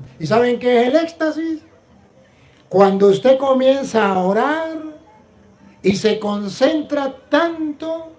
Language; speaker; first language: Spanish; native; Spanish